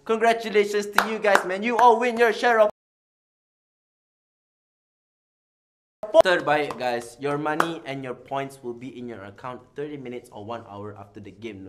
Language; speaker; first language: English; non-native, local second language; Malay